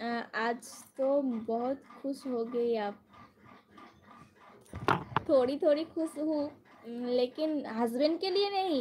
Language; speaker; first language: Hindi; non-native, local second language; Bangla